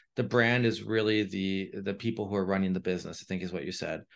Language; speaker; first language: English; native; English